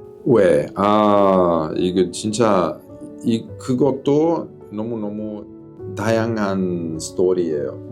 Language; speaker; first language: Korean; non-native, learner; Italian